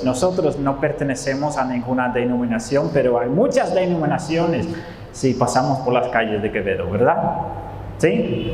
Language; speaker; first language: Spanish; non-native, fluent; Dutch